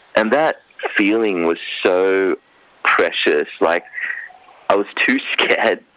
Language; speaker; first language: English; non-native, local second language; Sinhala